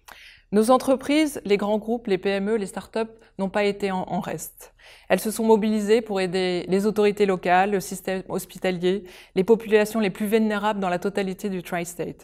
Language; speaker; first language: French; native; French